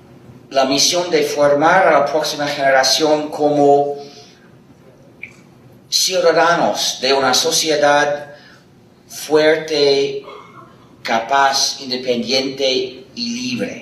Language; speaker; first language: Spanish; non-native, fluent; English